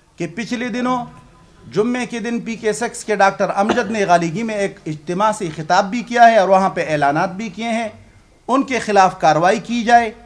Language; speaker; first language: Urdu; non-native, local second language; Pashto